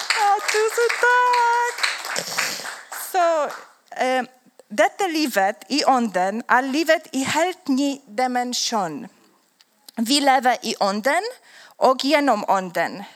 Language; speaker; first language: Swedish; non-native, learner; Polish